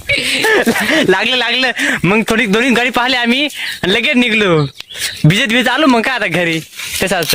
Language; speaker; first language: Marathi; native; Marathi